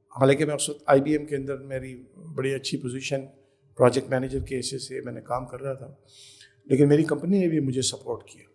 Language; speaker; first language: Urdu; native; Urdu